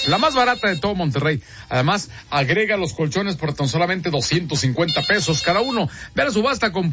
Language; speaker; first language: Spanish; native; Spanish